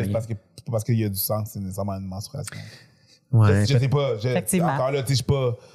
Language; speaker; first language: French; native; French